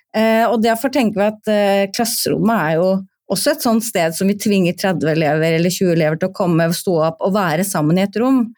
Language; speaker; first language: Norwegian; native; Norwegian